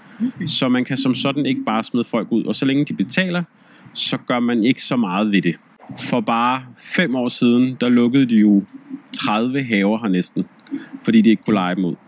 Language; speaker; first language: Danish; native; Danish